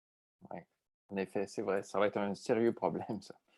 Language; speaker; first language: French; native; French